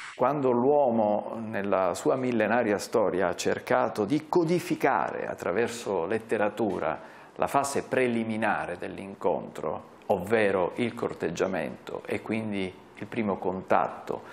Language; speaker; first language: Italian; non-native, local second language; Sicilian